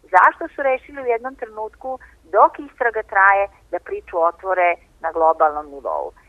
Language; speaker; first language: Serbian; native; Serbian